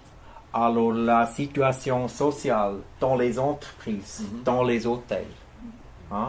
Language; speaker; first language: French; non-native, fluent; German